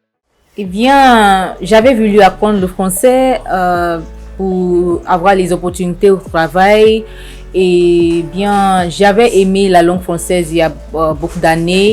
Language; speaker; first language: French; non-native, learner; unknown